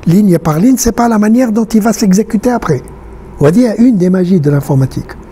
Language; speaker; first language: French; non-native, local second language; Arabic